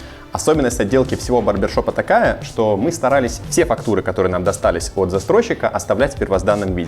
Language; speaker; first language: Russian; native; Russian